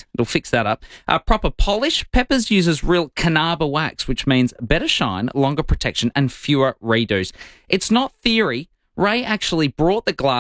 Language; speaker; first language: English; native; English